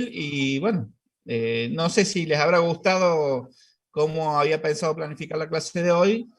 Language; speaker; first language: Spanish; native; Spanish